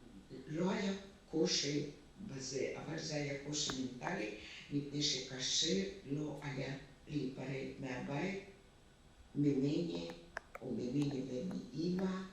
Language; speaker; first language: Hebrew; non-native, fluent; Russian